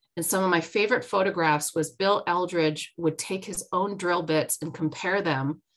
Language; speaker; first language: English; native; English